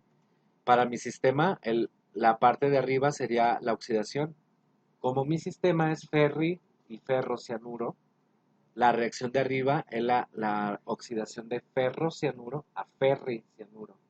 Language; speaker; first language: Spanish; native; Spanish